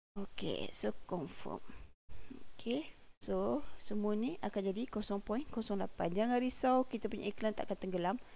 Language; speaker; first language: Malay; native; Malay